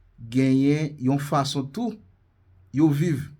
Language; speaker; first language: French; non-native, local second language; Haitian Creole